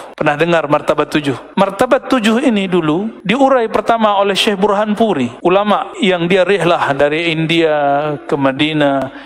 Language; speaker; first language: Malay; non-native, local second language; Minangkabau